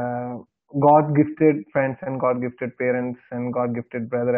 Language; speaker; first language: English; non-native, local second language; Telugu